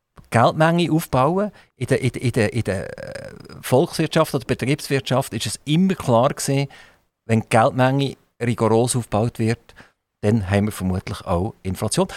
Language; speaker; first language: German; native; German